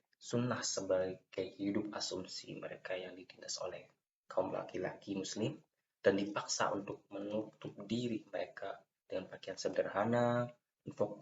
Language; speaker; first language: Indonesian; native; Indonesian